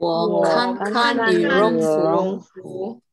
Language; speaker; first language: Chinese; non-native, learner; Indonesian